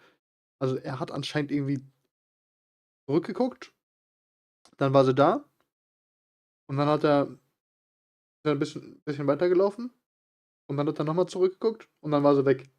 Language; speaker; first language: German; native; German